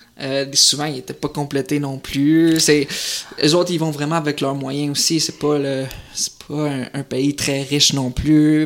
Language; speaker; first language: French; native; French